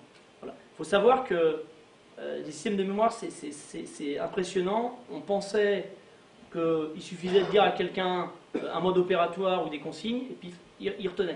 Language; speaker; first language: French; native; French